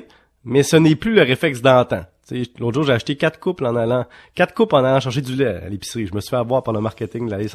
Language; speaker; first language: French; native; French